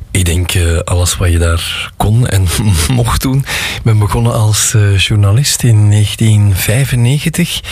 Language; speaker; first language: Dutch; native; Dutch